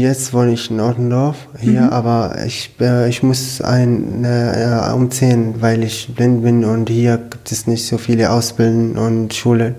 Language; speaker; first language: German; non-native, learner; Arabic